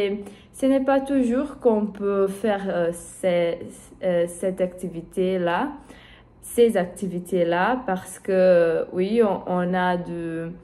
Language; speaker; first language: French; non-native, learner; Portuguese